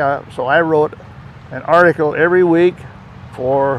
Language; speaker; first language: English; native; English